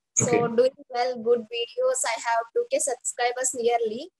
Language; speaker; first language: English; non-native, local second language; Telugu